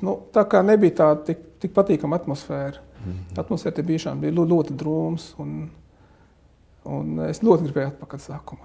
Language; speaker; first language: Latvian; non-native, fluent; Arabic